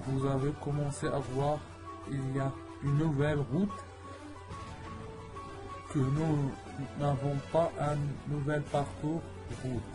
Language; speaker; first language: French; non-native, learner; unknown